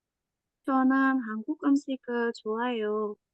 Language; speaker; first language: Korean; non-native, learner; Indonesian